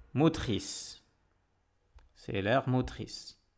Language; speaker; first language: French; non-native, local second language; Arabic